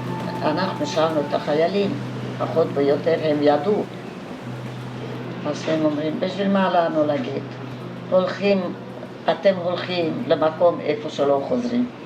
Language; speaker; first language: Hebrew; non-native, fluent; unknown